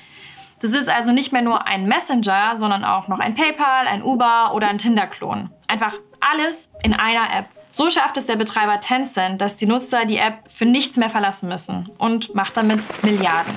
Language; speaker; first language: German; native; German